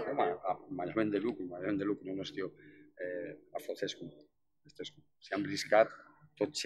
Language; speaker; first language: Romanian; non-native, fluent; Spanish